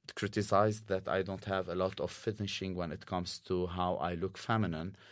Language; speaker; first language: English; non-native, fluent; Arabic